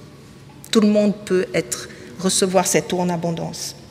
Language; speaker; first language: French; native; French